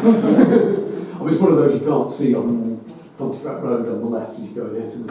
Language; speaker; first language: English; native; English